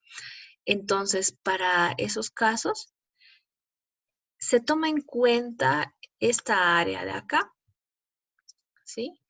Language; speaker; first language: Spanish; native; Spanish